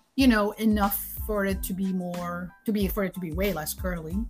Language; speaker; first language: English; non-native, fluent; Dutch